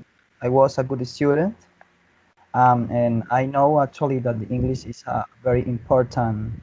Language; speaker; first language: English; non-native, learner; Spanish